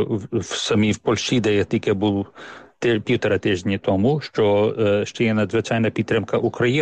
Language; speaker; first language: Ukrainian; early bilingual, heritage; Ukrainian